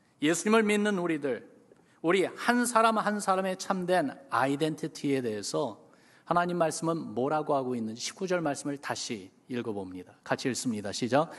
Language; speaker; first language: Korean; early bilingual, other home language; English